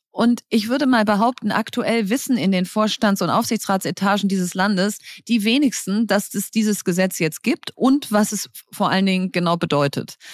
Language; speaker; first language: German; native; German